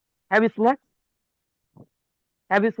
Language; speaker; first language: English; non-native, learner; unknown